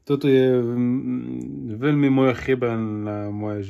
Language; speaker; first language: Slovak; non-native, learner; Arabic